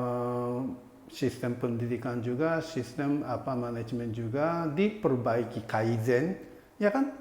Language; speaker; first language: Indonesian; non-native, fluent; Japanese